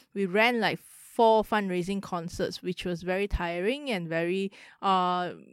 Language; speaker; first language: English; non-native, local second language; Chinese